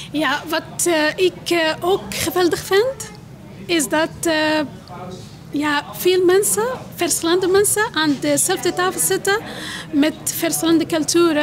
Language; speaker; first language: Dutch; non-native, fluent; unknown